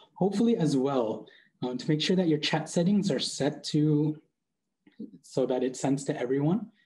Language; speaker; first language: English; native; English